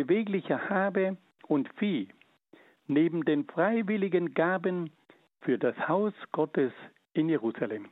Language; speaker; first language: German; native; German